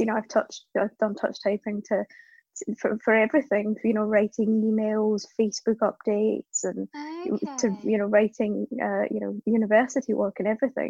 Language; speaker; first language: English; native; English